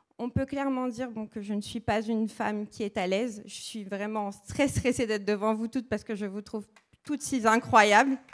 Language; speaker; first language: French; early bilingual, other home language; Portuguese